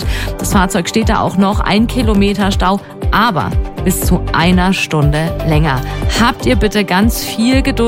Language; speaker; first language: German; native; German